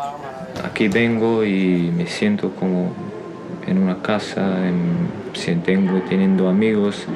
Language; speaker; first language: Spanish; non-native, fluent; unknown